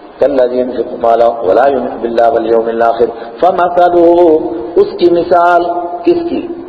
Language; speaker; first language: Urdu; non-native, local second language; Gujari